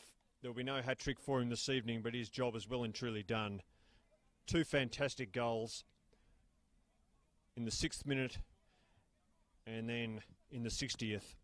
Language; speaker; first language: English; native; English